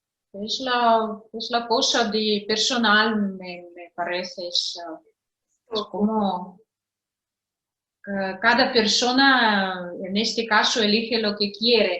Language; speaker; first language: Spanish; non-native, fluent; Russian